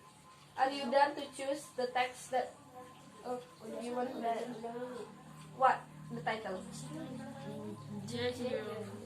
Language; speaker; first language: English; non-native, learner; Indonesian